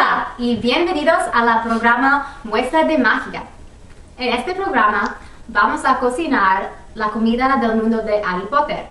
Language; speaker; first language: Spanish; non-native, learner; English